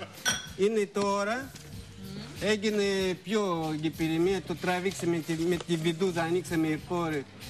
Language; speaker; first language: Greek; non-native, fluent; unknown